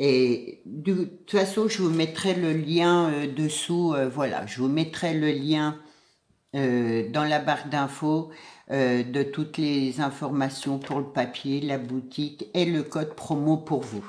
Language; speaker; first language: French; native; French